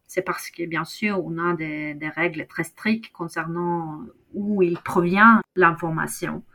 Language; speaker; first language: French; non-native, fluent; Norwegian